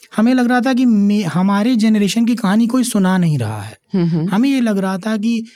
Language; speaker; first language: Hindi; native; Hindi